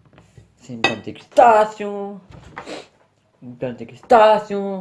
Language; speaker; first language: French; native; French